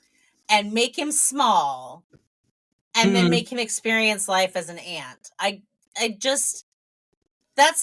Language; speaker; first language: English; native; English